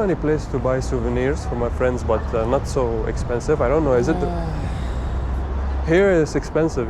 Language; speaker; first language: English; non-native, local second language; Arabic